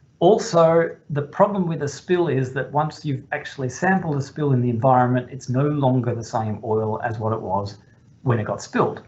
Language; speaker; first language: English; native; English